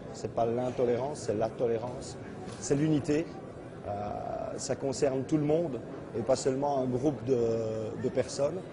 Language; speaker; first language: French; native; French